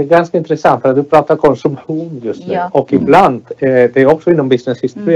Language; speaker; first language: Swedish; non-native, fluent; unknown